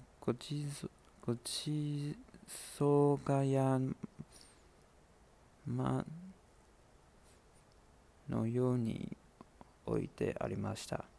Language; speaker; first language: Japanese; non-native, learner; Chinese